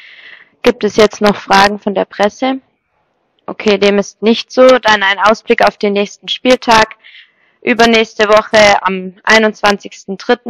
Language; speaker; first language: German; native; German